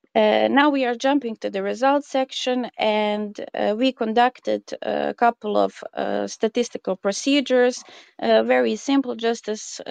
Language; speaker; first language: English; non-native, fluent; Croatian